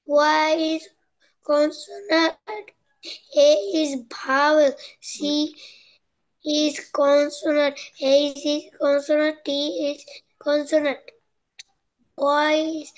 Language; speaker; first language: English; non-native, learner; Bangla